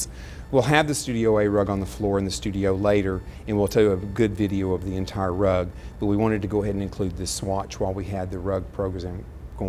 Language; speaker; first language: English; native; English